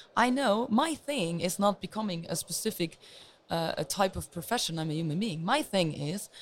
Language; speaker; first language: English; non-native, fluent; Luxembourgish